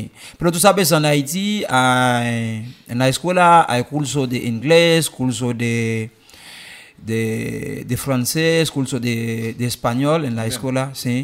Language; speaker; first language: Spanish; non-native, learner; Haitian Creole